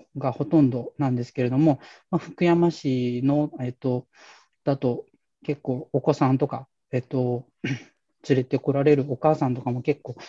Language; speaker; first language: Japanese; native; Japanese